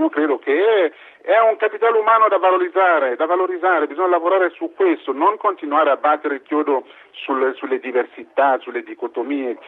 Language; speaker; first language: Italian; non-native, fluent; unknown